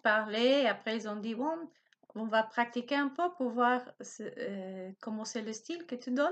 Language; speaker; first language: French; non-native, learner; Spanish